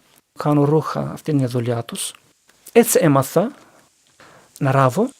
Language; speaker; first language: Greek; non-native, learner; Turkish